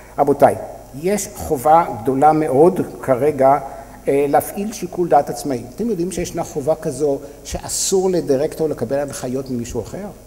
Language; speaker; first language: Hebrew; native; Hebrew